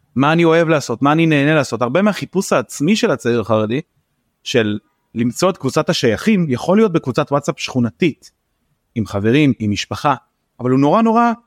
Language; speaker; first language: Hebrew; native; Hebrew